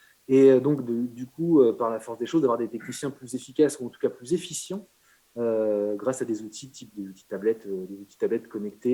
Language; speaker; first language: French; native; French